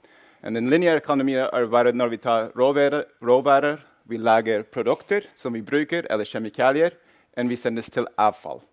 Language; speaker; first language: Norwegian; non-native, fluent; English